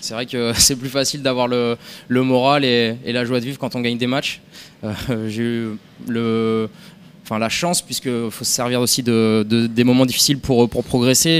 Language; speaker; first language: French; native; French